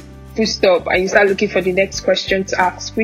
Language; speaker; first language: English; non-native, local second language; Igbo